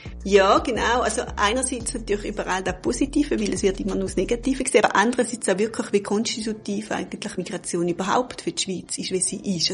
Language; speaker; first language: German; native; German